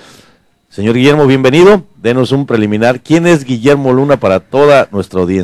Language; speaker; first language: Spanish; native; Spanish